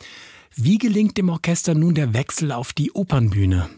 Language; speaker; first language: German; native; German